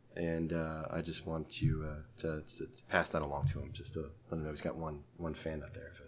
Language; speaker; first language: English; native; English